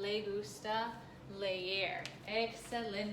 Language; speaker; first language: Spanish; non-native, fluent; English